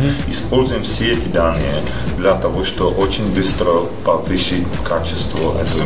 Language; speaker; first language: Russian; non-native, fluent; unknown